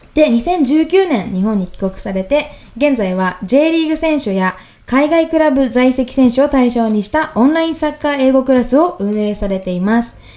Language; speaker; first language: Japanese; native; Japanese